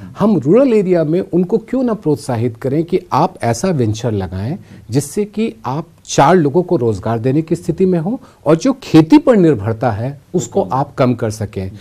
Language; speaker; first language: Hindi; native; Hindi